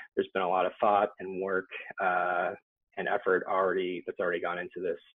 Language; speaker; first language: English; native; English